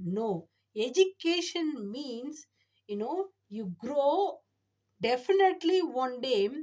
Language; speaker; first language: English; non-native, learner; Tamil